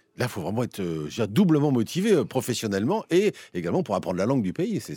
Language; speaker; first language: French; native; French